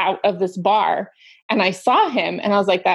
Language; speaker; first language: English; native; English